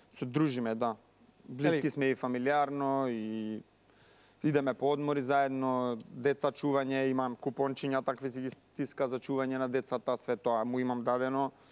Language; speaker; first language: Macedonian; native; Macedonian